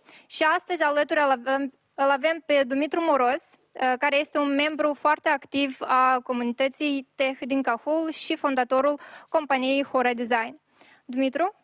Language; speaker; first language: Romanian; native; Romanian